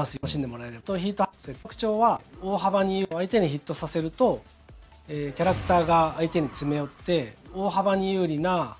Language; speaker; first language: Japanese; native; Japanese